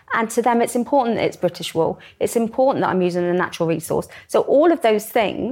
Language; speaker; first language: English; native; English